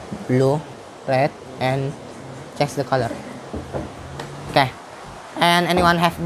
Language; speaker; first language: English; non-native, learner; Indonesian